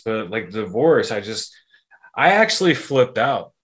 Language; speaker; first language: English; native; English